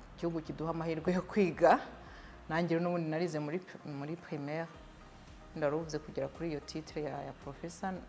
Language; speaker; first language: Kinyarwanda; native; Kinyarwanda